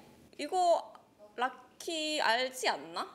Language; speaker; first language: Korean; non-native, learner; Indonesian